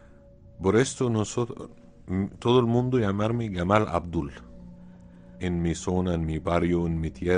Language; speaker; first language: Spanish; non-native, fluent; Arabic